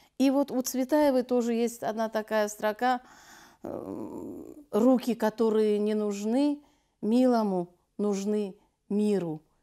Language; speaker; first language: Russian; non-native, local second language; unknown